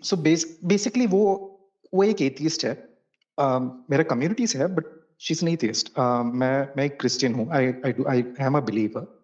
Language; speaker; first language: Hindi; non-native, local second language; Malayalam